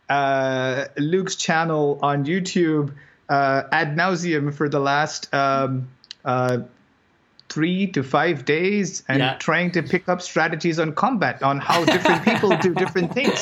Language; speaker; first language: English; non-native, local second language; Tamil